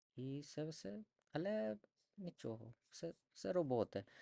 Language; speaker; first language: Ukrainian; non-native, learner; Odia